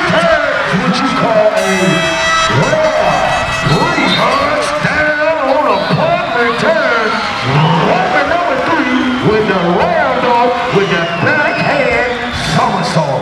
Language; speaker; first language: English; native; English